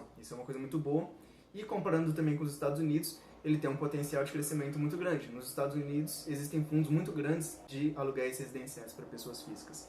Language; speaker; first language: Portuguese; native; Portuguese